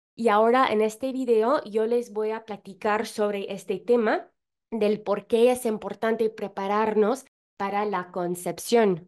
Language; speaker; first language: Spanish; non-native, fluent; English